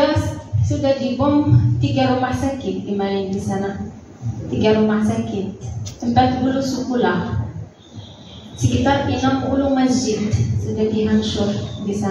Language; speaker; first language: Indonesian; non-native, fluent; Arabic